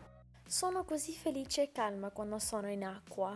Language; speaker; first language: Italian; non-native, learner; Spanish